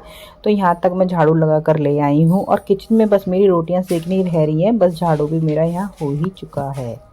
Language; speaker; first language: Hindi; native; Hindi